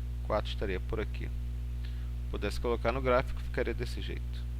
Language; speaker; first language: Portuguese; native; Portuguese